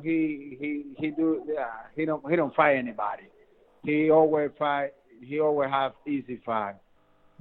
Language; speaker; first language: English; non-native, learner; Spanish